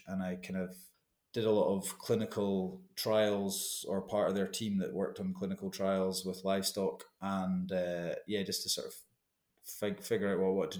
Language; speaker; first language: English; native; English